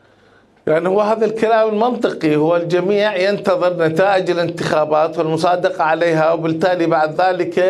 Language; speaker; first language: Arabic; native; Arabic